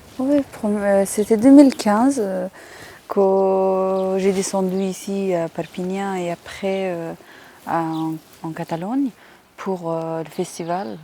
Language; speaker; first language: French; non-native, fluent; Persian